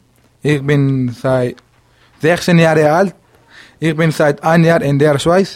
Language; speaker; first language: German; non-native, learner; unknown